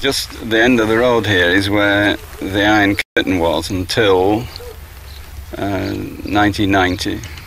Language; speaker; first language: English; native; English